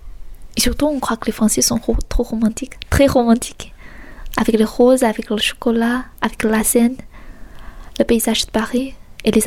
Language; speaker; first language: French; non-native, fluent; Chinese